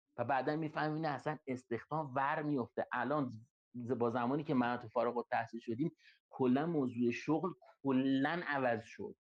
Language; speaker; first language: Persian; native; Persian